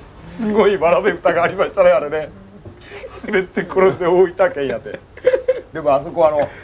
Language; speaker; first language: Japanese; native; Japanese